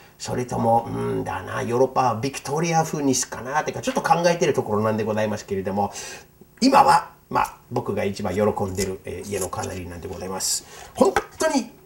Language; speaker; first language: Japanese; non-native, fluent; English